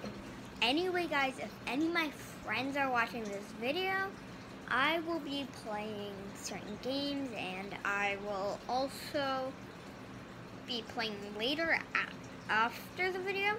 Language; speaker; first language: English; native; English